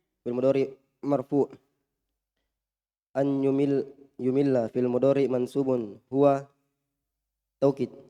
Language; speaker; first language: Arabic; non-native, learner; Indonesian